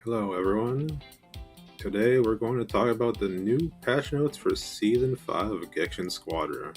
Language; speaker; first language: English; native; English